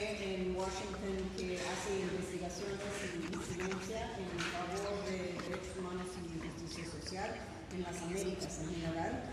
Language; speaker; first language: Spanish; non-native, fluent; English